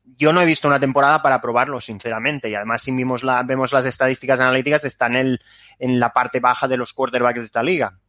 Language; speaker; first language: Spanish; native; Spanish